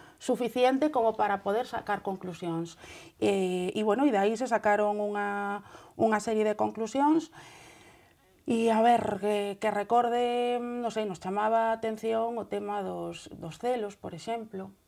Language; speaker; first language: Galician; native; Galician